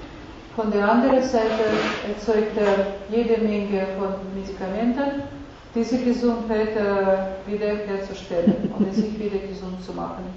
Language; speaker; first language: German; non-native, fluent; Russian